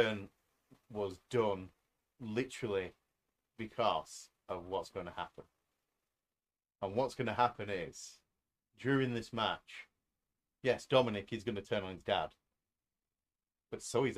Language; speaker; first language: English; native; English